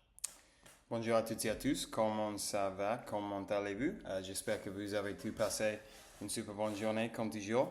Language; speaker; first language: French; non-native, learner; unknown